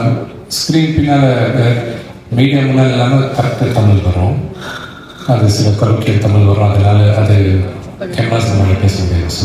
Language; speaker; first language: Tamil; non-native, local second language; Telugu